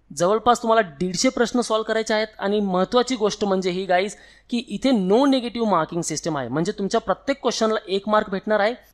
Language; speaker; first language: Marathi; non-native, local second language; Hindi